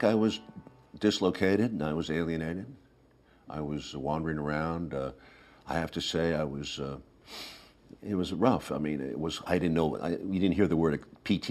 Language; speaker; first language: English; native; English